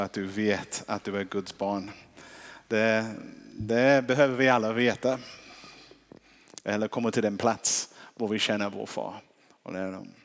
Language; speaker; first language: Swedish; non-native, fluent; English